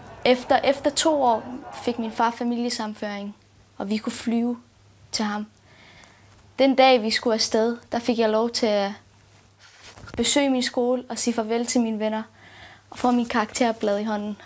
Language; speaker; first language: Danish; early bilingual, other home language; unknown